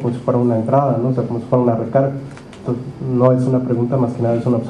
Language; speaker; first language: Spanish; native; Spanish